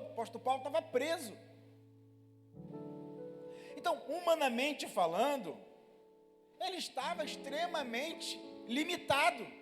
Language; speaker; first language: Portuguese; native; Portuguese